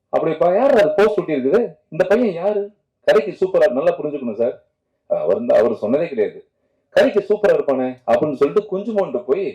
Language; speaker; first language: Tamil; native; Tamil